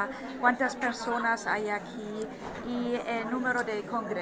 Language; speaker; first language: Spanish; non-native, fluent; German